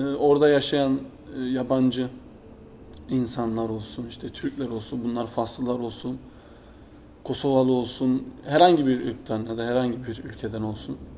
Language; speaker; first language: Turkish; early bilingual, heritage; Turkish